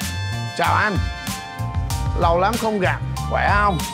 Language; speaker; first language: Vietnamese; non-native, fluent; English